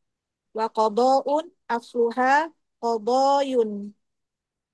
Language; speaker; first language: Arabic; non-native, learner; Indonesian